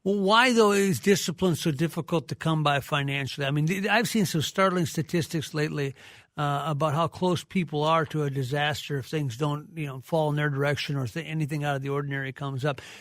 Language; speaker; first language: English; native; English